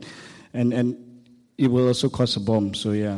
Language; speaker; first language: English; non-native, local second language; Malay